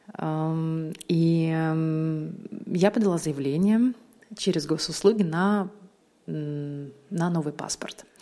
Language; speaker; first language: Russian; native; Russian